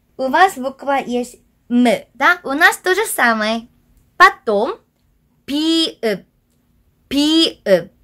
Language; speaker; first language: Russian; non-native, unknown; Korean